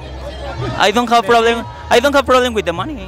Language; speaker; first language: English; non-native, learner; Spanish